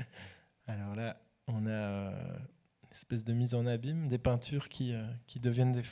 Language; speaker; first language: French; native; French